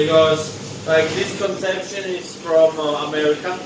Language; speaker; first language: English; non-native, learner; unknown